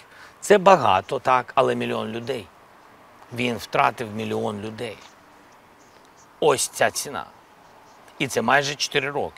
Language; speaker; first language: Ukrainian; non-native, local second language; Russian